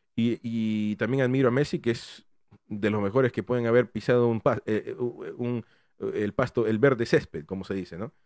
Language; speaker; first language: Spanish; native; Spanish